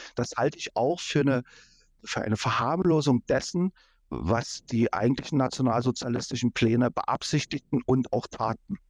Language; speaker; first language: German; native; German